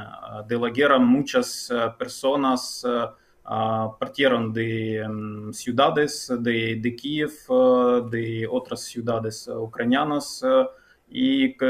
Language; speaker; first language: Spanish; non-native, fluent; Ukrainian